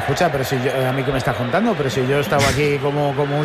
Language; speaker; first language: Spanish; native; Spanish